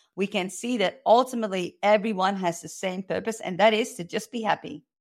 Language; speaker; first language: English; non-native, fluent; Dutch